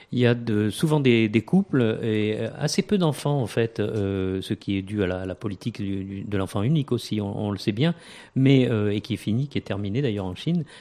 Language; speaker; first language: French; native; French